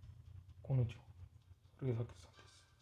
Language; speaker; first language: Japanese; non-native, learner; English